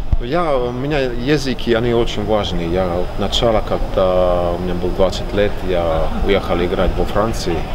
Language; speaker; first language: Russian; non-native, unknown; Finnish